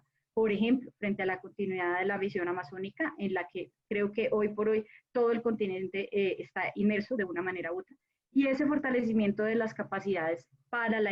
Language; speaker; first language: Spanish; native; Spanish